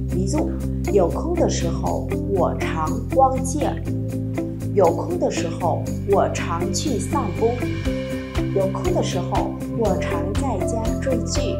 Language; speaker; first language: Chinese; non-native, fluent; Vietnamese